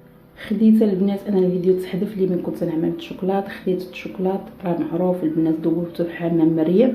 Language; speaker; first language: Arabic; native; Arabic